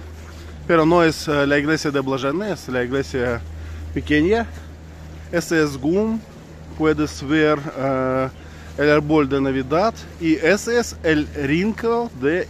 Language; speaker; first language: Spanish; non-native, learner; Russian